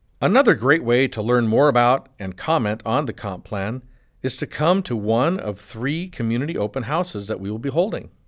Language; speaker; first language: English; native; English